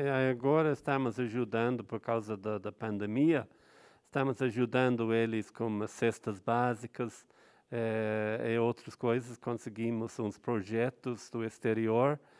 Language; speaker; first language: Portuguese; non-native, fluent; English